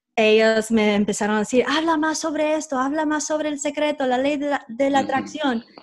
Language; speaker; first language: Spanish; early bilingual, heritage; Spanish